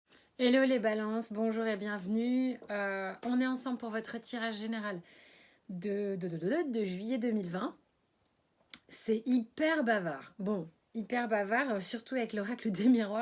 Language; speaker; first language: French; native; French